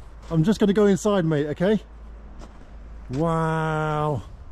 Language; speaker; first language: English; native; English